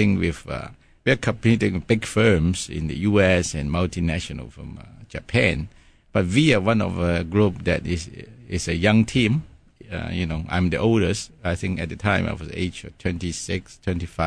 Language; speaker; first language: English; non-native, local second language; Cantonese